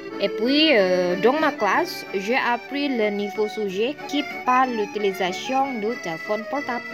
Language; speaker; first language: French; non-native, learner; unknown